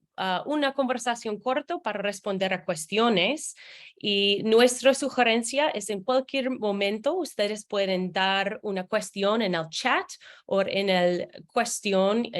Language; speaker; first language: Spanish; non-native, fluent; English